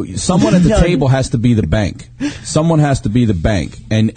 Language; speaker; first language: English; native; English